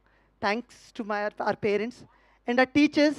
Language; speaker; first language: Telugu; native; Telugu